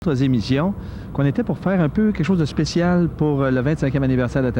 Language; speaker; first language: French; native; French